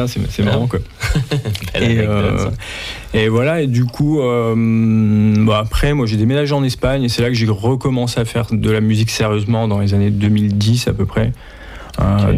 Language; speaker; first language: French; native; French